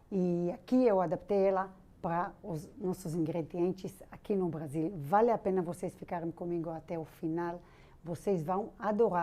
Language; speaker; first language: Portuguese; non-native, fluent; Hebrew